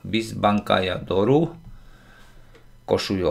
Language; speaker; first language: Turkish; non-native, fluent; Slovak